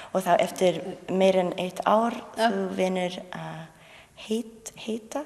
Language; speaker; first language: Icelandic; non-native, learner; English